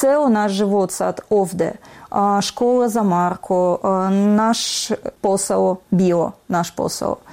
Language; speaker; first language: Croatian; non-native, learner; Russian